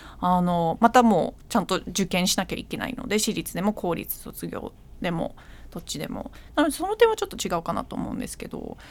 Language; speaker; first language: Japanese; early bilingual, heritage; English